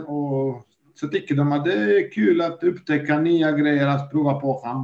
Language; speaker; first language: Swedish; non-native, fluent; Serbian